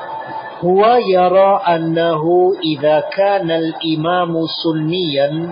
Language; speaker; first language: Arabic; non-native, fluent; Indonesian